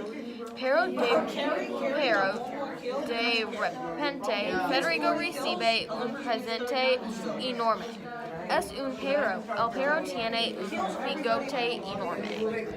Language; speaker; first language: Spanish; non-native, learner; English